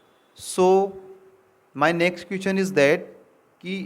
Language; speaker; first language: English; non-native, local second language; Hindi